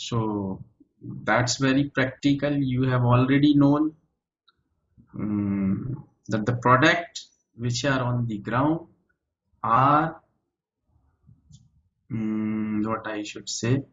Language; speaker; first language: English; non-native, local second language; Hindi